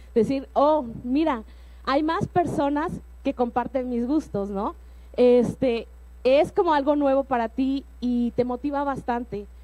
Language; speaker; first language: Spanish; native; Spanish